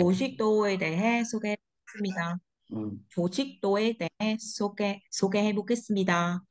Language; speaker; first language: Korean; non-native, learner; Vietnamese